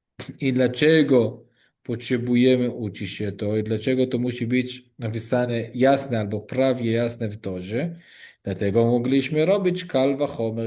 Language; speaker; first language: Polish; non-native, learner; Hebrew